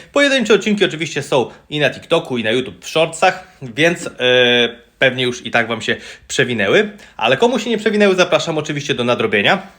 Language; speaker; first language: Polish; native; Polish